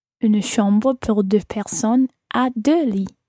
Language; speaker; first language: French; non-native, learner; English